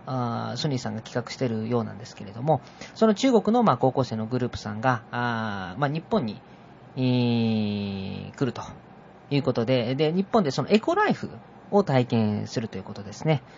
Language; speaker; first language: Japanese; native; Japanese